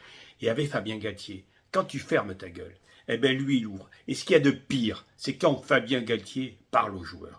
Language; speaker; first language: French; native; French